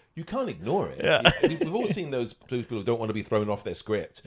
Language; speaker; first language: English; native; English